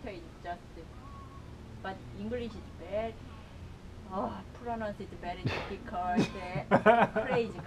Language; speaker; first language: English; non-native, learner; Korean